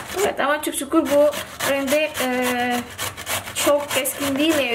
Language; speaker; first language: Turkish; non-native, learner; Indonesian